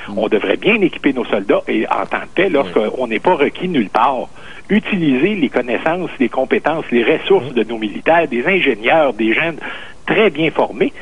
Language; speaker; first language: French; native; French